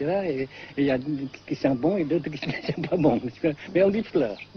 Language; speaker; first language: French; non-native, fluent; Vietnamese